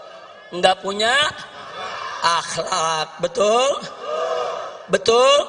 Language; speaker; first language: Indonesian; native; Indonesian